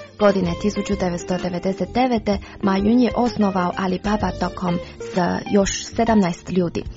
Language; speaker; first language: Croatian; non-native, fluent; Chinese